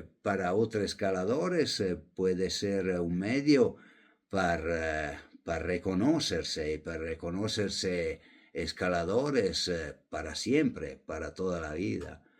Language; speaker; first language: Spanish; non-native, fluent; Italian